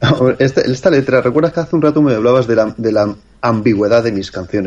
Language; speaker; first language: Spanish; native; Spanish